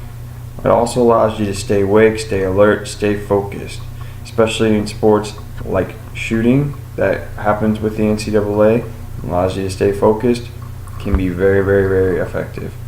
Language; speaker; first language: English; native; English